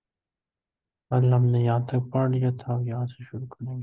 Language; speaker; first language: Urdu; native; Urdu